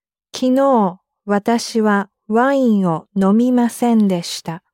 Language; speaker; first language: Japanese; non-native, learner; English